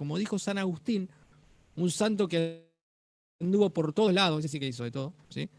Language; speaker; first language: Spanish; native; Spanish